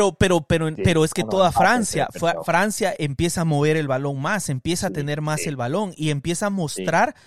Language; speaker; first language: Spanish; native; Spanish